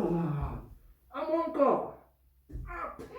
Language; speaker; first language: French; native; French